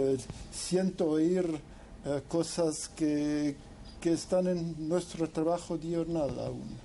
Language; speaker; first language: Spanish; non-native, fluent; English